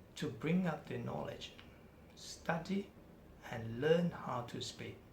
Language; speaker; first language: English; non-native, fluent; Thai